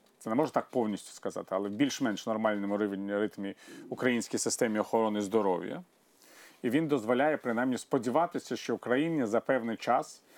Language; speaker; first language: Ukrainian; non-native, local second language; Russian